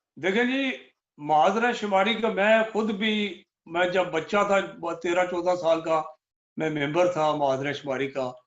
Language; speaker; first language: Urdu; non-native, local second language; Punjabi